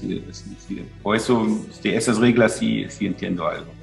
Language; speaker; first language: Spanish; non-native, fluent; German